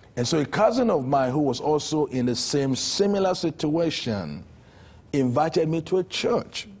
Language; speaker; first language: English; non-native, local second language; Yoruba